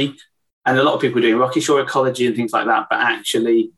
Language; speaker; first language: English; native; English